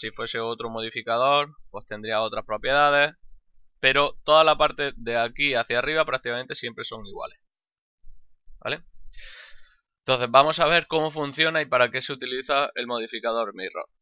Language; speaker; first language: Spanish; native; Spanish